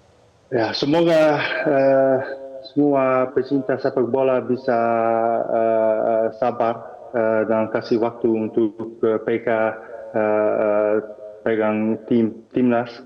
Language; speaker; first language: Indonesian; non-native, fluent; Dutch